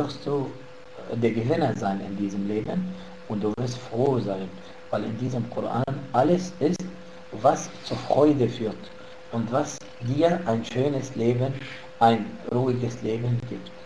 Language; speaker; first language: German; non-native, fluent; Arabic